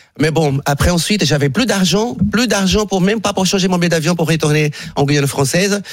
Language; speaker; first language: French; non-native, fluent; Portuguese